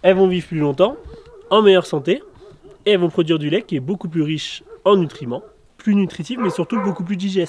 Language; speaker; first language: French; native; French